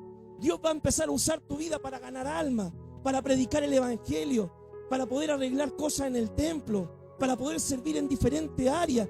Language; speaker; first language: Spanish; native; Spanish